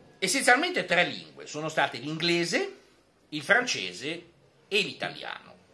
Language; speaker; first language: Italian; non-native, fluent; French